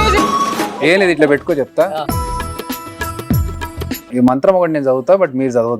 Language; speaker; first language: Telugu; native; Telugu